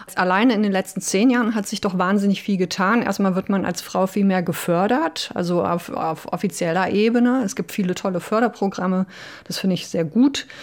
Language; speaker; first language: German; early bilingual, other home language; Polish